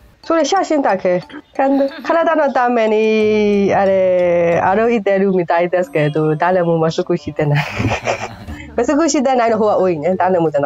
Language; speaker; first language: Japanese; non-native, fluent; Burmese